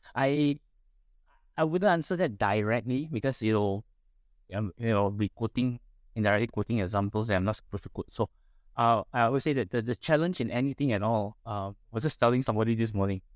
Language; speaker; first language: English; non-native, local second language; Min Nan Chinese